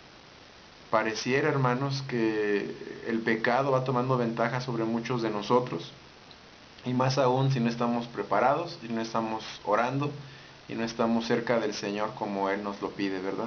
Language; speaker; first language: Spanish; native; Spanish